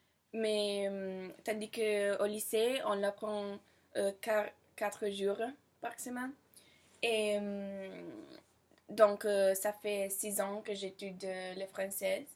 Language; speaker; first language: French; non-native, fluent; Italian